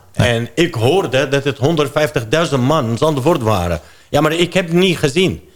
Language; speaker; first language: Dutch; non-native, fluent; Arabic